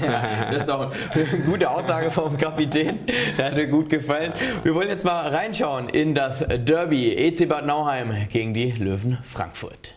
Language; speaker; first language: German; native; German